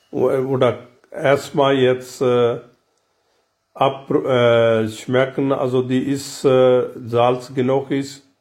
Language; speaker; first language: German; non-native, learner; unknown